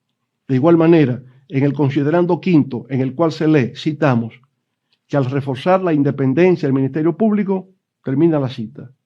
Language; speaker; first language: Spanish; native; Spanish